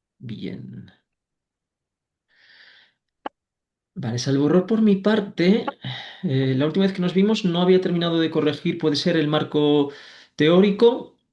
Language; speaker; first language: Spanish; native; Spanish